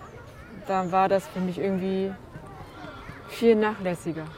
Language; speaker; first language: German; non-native, fluent; Chinese